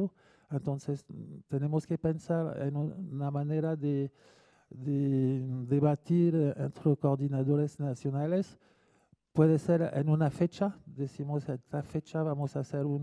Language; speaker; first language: Spanish; non-native, fluent; French